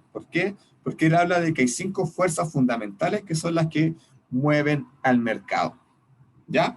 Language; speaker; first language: Spanish; native; Spanish